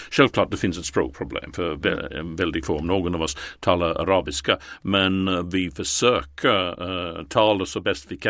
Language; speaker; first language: Swedish; non-native, fluent; English